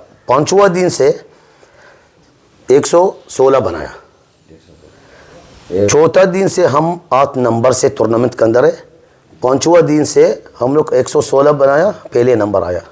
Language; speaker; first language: Hindi; non-native, learner; Arabic